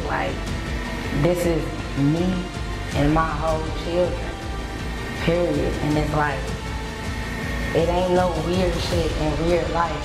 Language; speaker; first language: English; native; English